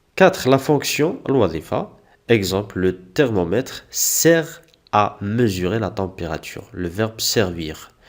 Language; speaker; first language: French; non-native, local second language; Arabic